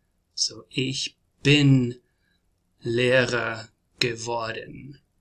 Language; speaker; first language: German; non-native, learner; English